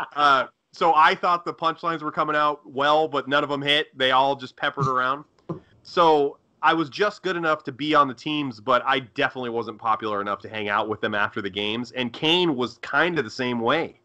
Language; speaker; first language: English; native; English